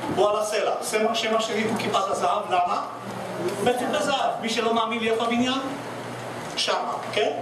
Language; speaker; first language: Hebrew; non-native, fluent; Russian